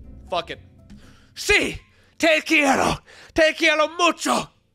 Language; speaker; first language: Spanish; non-native, learner; English